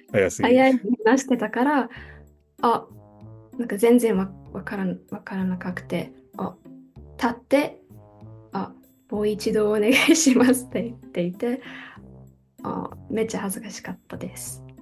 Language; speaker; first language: Japanese; non-native, learner; English